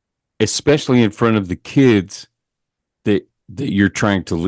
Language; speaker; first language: English; native; English